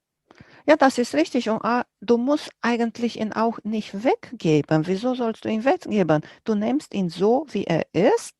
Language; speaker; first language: German; non-native, fluent; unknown